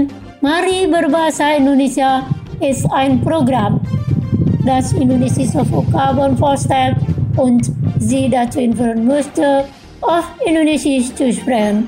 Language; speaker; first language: German; non-native, fluent; Indonesian